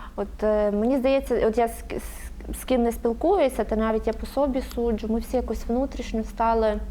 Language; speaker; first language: Ukrainian; native; Ukrainian